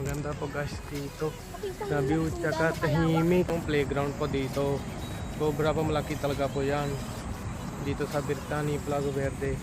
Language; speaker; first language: Filipino; non-native, learner; Punjabi